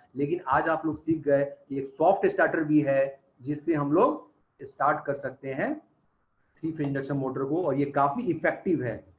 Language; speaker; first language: Hindi; native; Hindi